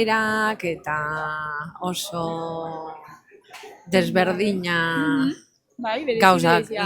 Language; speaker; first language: Basque; non-native, learner; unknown